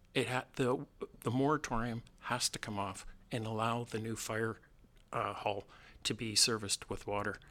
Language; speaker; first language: English; native; English